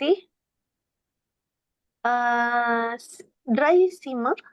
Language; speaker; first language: German; non-native, learner; Indonesian